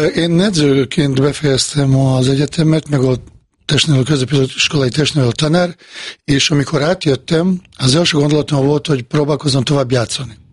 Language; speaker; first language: Hungarian; non-native, fluent; Bosnian